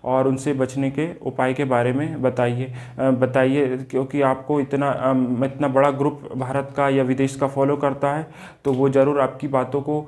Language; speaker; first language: Hindi; native; Hindi